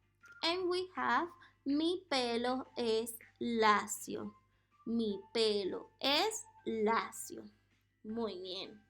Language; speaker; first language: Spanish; non-native, fluent; English